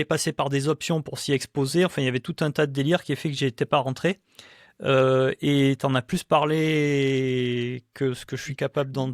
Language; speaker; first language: French; native; French